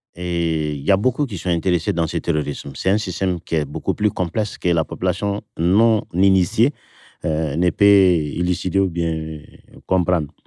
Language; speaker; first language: French; non-native, local second language; Bambara